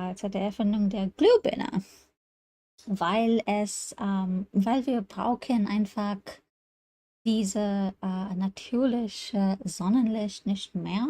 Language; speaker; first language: German; non-native, learner; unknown